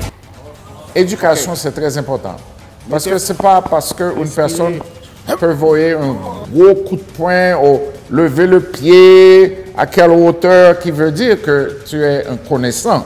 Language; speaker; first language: French; non-native, learner; Haitian Creole